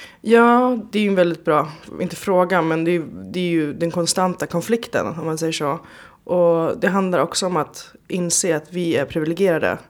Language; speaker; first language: Swedish; early bilingual, other home language; Persian